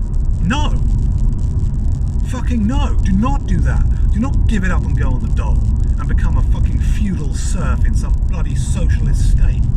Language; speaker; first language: English; native; English